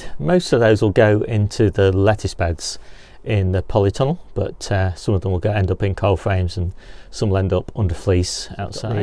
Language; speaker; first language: English; native; English